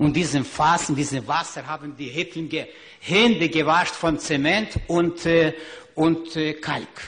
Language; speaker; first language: German; non-native, learner; Ukrainian